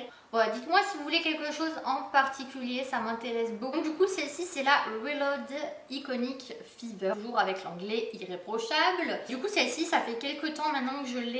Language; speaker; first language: French; native; French